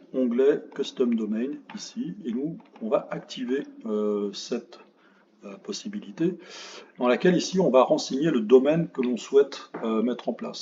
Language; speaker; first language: French; native; French